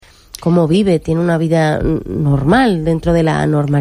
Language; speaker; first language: Spanish; native; Spanish